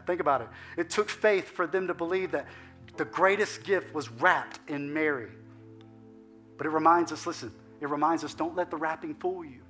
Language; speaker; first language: English; native; English